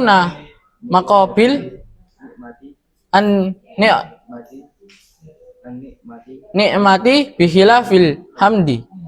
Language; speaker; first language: Arabic; non-native, fluent; Indonesian